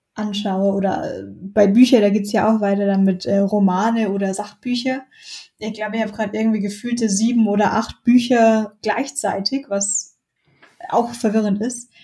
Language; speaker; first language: German; native; German